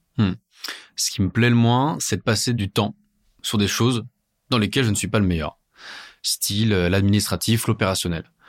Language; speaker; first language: French; native; French